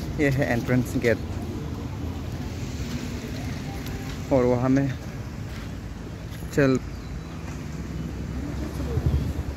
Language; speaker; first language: Hindi; non-native, local second language; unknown